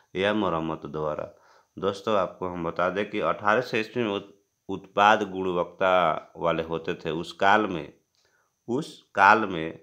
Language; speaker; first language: Hindi; native; Hindi